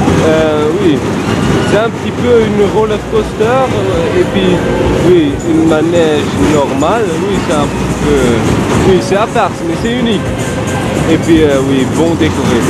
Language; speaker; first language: French; non-native, learner; Dutch